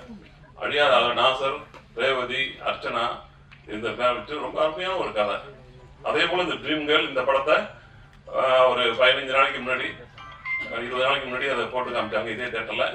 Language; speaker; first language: Tamil; native; Tamil